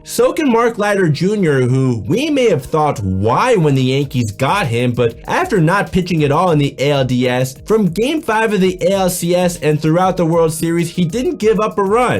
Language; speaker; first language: English; native; English